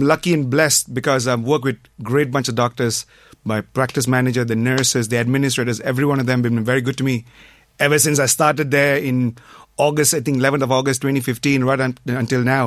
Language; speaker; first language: English; non-native, local second language; Tamil